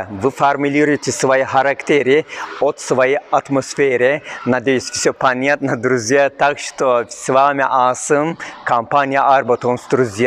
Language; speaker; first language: Russian; non-native, fluent; Turkish